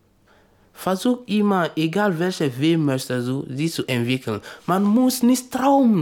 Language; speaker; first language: German; non-native, learner; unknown